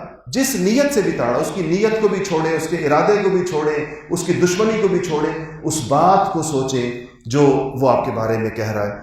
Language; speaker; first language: Urdu; native; Urdu